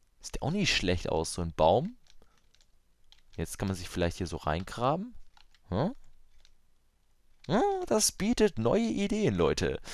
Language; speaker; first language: German; native; German